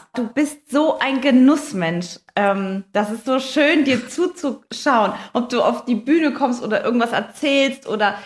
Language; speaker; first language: German; native; German